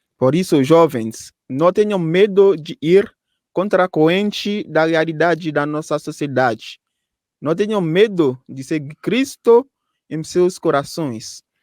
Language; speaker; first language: Portuguese; non-native, fluent; Haitian Creole